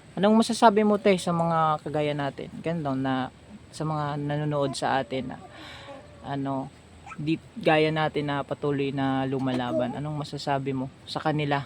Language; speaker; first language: Filipino; non-native, local second language; Bikol